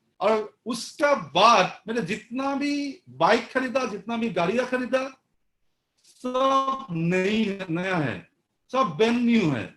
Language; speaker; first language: Hindi; non-native, local second language; Assamese